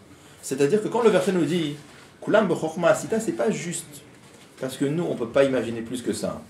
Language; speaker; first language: French; native; French